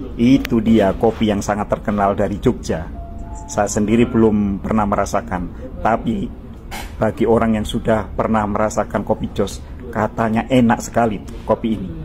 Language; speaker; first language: Indonesian; native; Indonesian